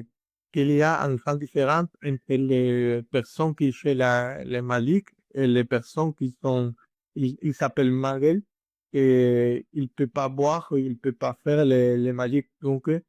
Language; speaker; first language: French; non-native, learner; Spanish